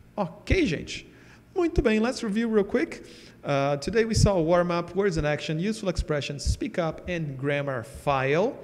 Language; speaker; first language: English; non-native, fluent; Portuguese